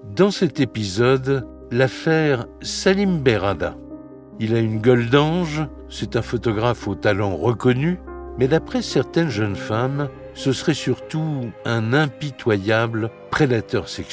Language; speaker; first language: French; native; French